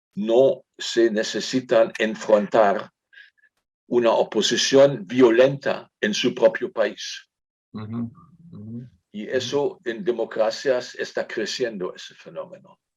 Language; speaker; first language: Spanish; non-native, fluent; German